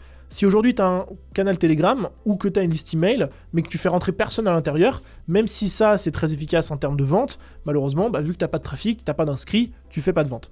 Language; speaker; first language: French; native; French